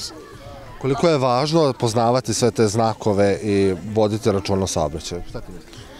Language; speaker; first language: Serbian; native; Serbian